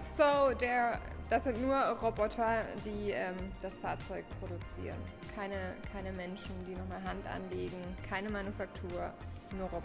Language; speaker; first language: German; native; German